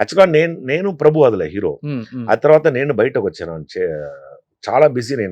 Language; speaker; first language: Telugu; non-native, fluent; Tamil